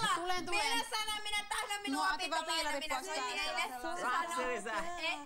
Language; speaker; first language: Finnish; non-native, learner; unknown